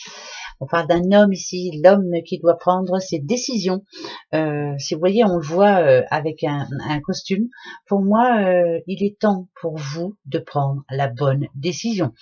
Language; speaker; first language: French; native; French